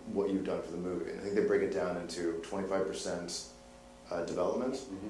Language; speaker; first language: English; native; English